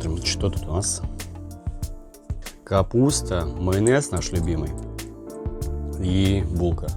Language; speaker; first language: Russian; native; Russian